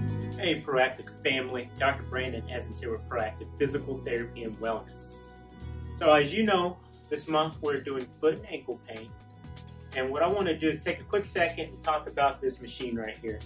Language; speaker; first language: English; native; English